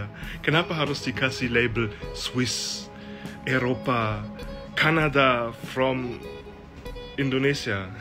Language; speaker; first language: Indonesian; non-native, fluent; German